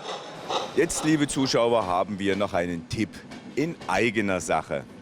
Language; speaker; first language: German; native; German